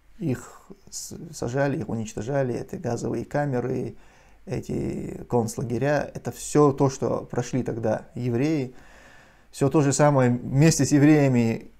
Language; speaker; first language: Russian; non-native, local second language; Chechen